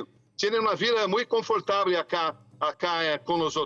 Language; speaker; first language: Spanish; non-native, fluent; Portuguese